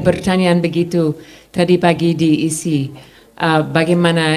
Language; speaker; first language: Indonesian; non-native, fluent; English